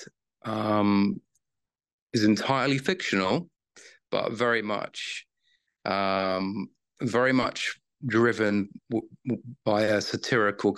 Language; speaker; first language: English; native; English